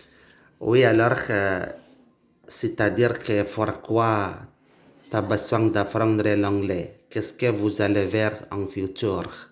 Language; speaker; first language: French; non-native, learner; Indonesian